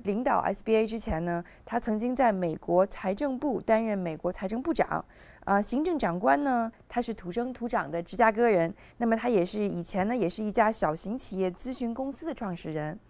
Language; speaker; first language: Chinese; native; Chinese